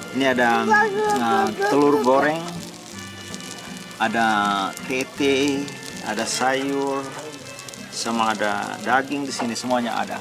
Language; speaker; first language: Indonesian; non-native, local second language; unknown